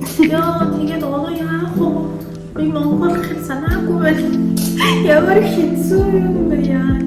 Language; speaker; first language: Mongolian; non-native, learner; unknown